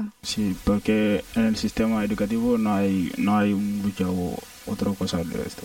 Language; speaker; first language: Spanish; non-native, learner; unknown